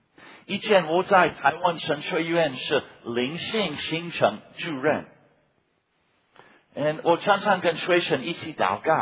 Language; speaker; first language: Chinese; non-native, fluent; English